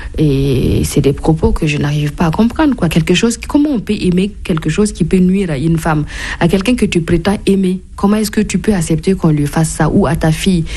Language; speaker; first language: French; non-native, local second language; Mossi